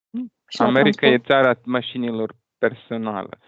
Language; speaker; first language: Romanian; non-native, fluent; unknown